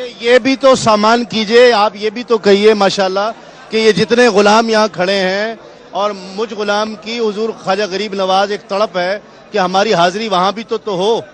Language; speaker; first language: Urdu; native; Urdu